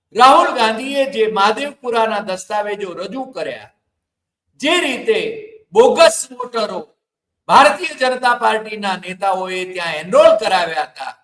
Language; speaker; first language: Gujarati; native; Gujarati